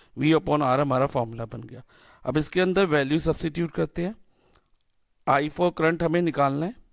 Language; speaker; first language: Hindi; native; Hindi